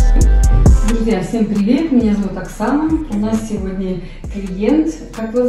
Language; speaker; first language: Russian; native; Russian